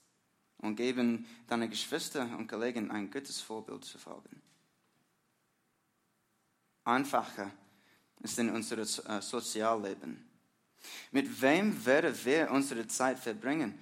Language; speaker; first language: German; non-native, learner; English